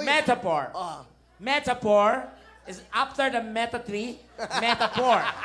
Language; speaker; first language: English; non-native, learner; Filipino